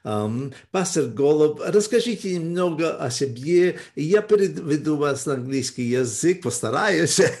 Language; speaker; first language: Russian; early bilingual, heritage; Russian